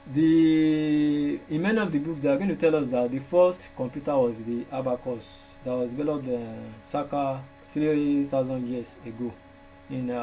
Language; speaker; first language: English; non-native, local second language; Yoruba